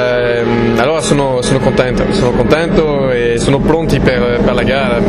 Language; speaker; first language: Italian; non-native, fluent; French